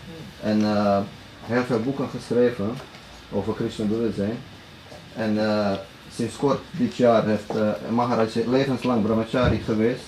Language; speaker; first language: Dutch; non-native, fluent; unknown